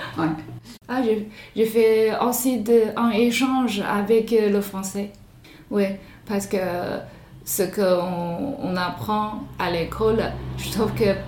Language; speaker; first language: French; non-native, fluent; Chinese